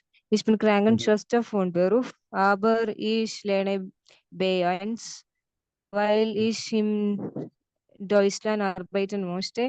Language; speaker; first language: German; non-native, learner; Malayalam